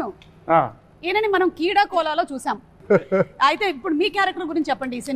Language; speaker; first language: Telugu; native; Telugu